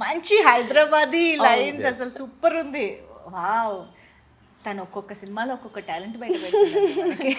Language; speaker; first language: Telugu; native; Telugu